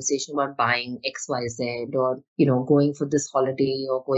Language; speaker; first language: English; non-native, local second language; Hindi